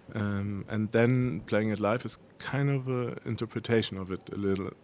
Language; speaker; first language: English; non-native, fluent; Spanish